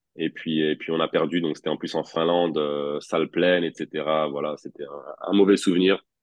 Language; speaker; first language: French; native; French